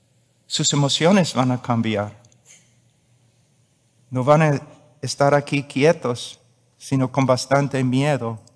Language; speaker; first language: Spanish; non-native, fluent; English